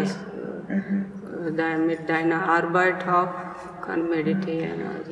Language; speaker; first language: German; non-native, learner; Telugu